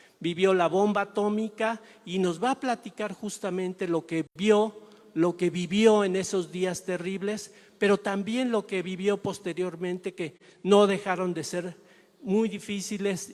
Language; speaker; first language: Spanish; native; Spanish